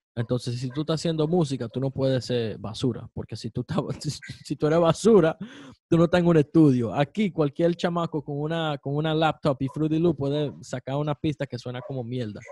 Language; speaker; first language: Spanish; early bilingual, heritage; Spanish